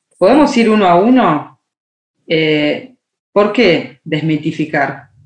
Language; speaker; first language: Spanish; native; Spanish